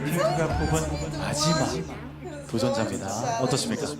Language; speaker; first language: Korean; native; Korean